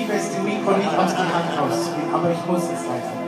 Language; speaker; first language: German; non-native, learner; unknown